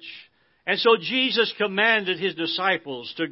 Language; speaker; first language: English; native; English